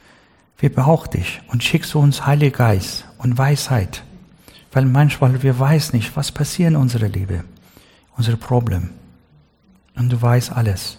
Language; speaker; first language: German; non-native, learner; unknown